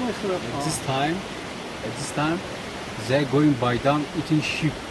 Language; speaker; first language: English; non-native, learner; Tajik